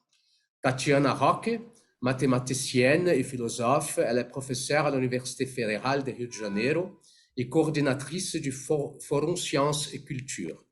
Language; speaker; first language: French; non-native, fluent; Portuguese